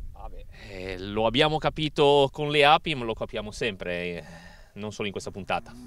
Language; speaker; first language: Italian; native; Italian